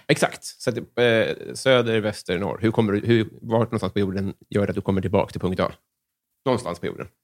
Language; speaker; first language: Swedish; native; Swedish